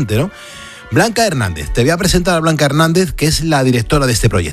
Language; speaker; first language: Spanish; native; Spanish